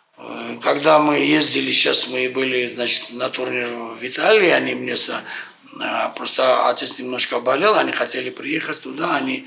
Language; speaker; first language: Russian; non-native, fluent; Georgian